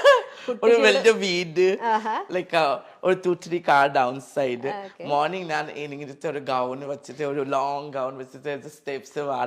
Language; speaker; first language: Malayalam; non-native, local second language; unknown